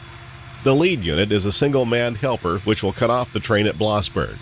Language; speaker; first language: English; native; English